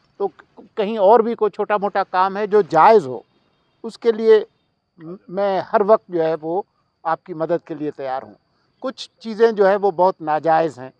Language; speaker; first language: Urdu; non-native, local second language; Sindhi